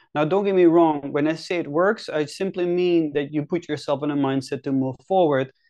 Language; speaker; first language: English; non-native, fluent; Dutch